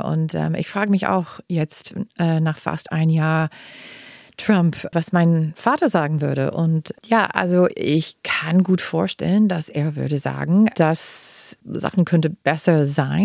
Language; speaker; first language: German; non-native, fluent; English